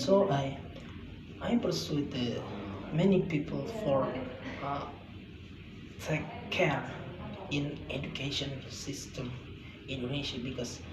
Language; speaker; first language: English; non-native, learner; Indonesian